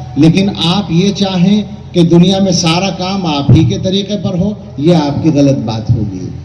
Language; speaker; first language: Urdu; native; Urdu